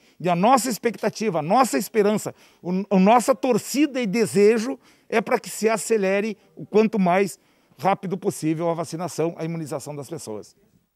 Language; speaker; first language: Portuguese; native; Portuguese